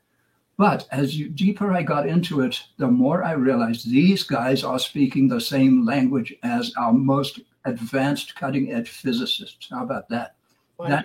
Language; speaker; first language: English; native; English